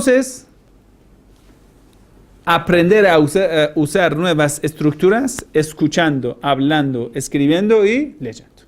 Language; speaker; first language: Spanish; non-native, fluent; Persian